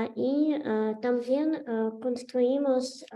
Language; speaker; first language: Spanish; non-native, fluent; Ukrainian